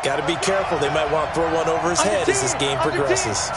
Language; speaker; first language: English; native; English